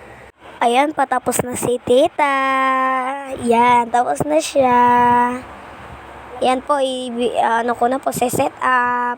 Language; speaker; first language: Filipino; native; Filipino